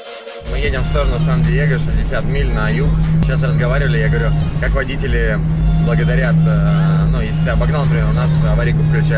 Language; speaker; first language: Russian; native; Russian